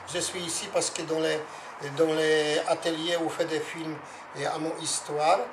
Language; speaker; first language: French; non-native, learner; Polish